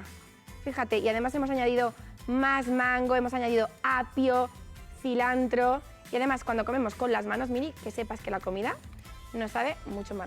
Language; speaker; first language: Spanish; native; Spanish